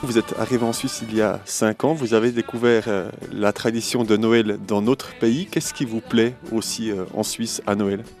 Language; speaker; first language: French; native; French